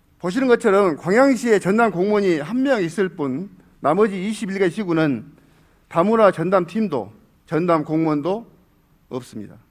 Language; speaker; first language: Korean; native; Korean